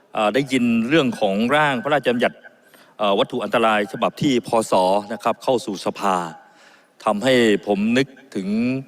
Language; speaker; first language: Thai; native; Thai